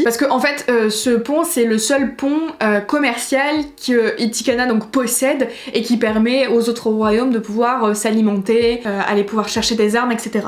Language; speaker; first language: French; native; French